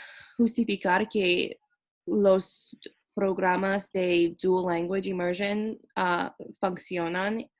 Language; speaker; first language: Spanish; non-native, fluent; English